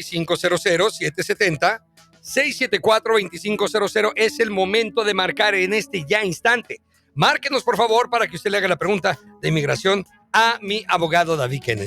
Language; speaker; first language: Spanish; native; Spanish